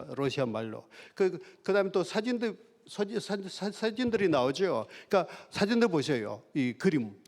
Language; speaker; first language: Korean; non-native, fluent; Russian